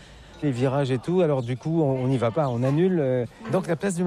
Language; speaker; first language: French; native; French